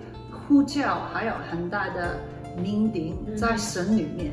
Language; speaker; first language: Chinese; early bilingual, other home language; Cantonese